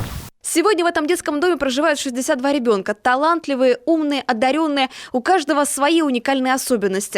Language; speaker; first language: Russian; native; Russian